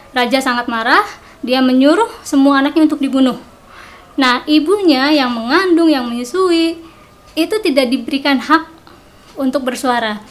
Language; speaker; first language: Indonesian; non-native, local second language; Sundanese